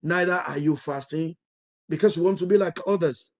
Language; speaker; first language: English; non-native, local second language; Yoruba